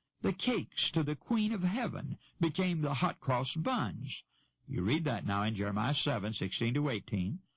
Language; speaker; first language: English; native; English